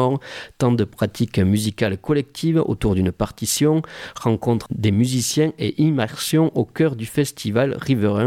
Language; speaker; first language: French; native; French